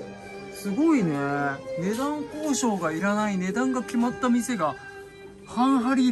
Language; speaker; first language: Japanese; native; Japanese